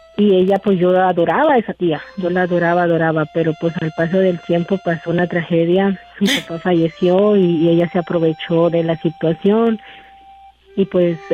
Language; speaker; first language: Spanish; native; Spanish